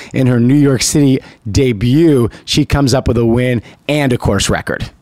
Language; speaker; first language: English; native; English